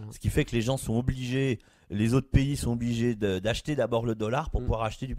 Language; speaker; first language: French; native; French